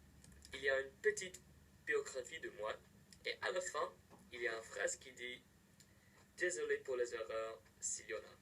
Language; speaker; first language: French; non-native, fluent; English